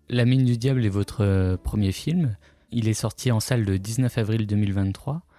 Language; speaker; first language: French; native; French